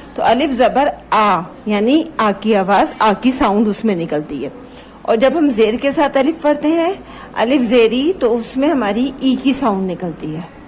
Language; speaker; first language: Hindi; native; Hindi